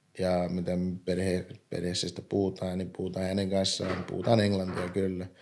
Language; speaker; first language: Finnish; early bilingual, other home language; English